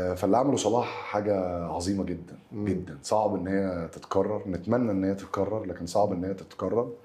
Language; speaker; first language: Arabic; native; Arabic